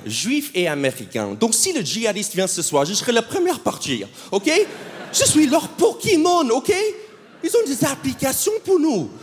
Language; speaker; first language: French; non-native, fluent; English